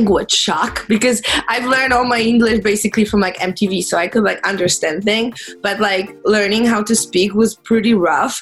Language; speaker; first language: English; non-native, fluent; Polish